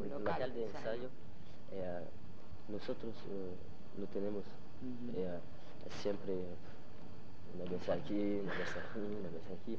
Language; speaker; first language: Spanish; non-native, learner; French